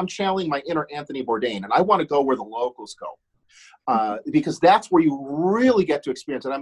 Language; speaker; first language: English; non-native, fluent; German